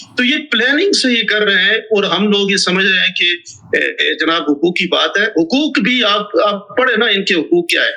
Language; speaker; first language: Urdu; non-native, local second language; Punjabi